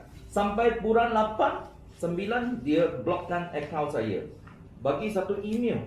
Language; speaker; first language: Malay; non-native, local second language; Chinese